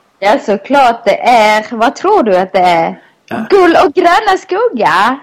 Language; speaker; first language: Swedish; non-native, fluent; Thai